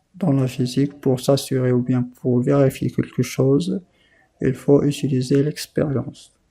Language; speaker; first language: French; non-native, local second language; Arabic